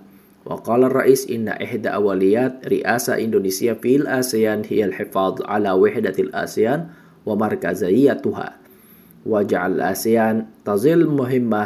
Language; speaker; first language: Arabic; non-native, fluent; Indonesian